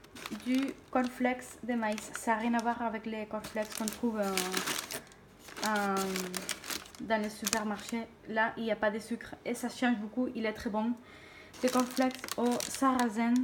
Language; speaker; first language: French; non-native, fluent; Spanish